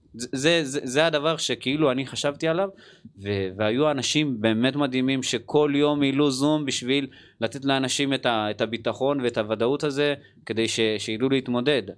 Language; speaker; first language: Hebrew; native; Hebrew